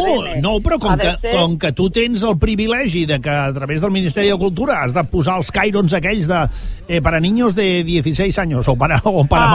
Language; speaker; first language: Catalan; native; Catalan